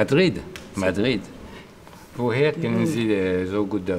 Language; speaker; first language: German; non-native, fluent; French